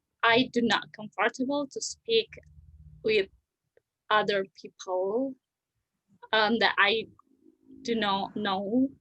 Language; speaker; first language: English; non-native, learner; Indonesian